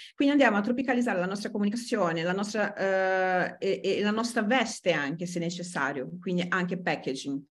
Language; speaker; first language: Italian; non-native, fluent; Portuguese